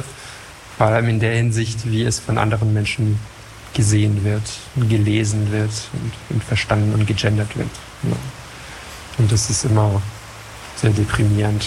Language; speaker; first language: German; non-native, fluent; French